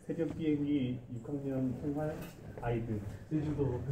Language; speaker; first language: Korean; native; Korean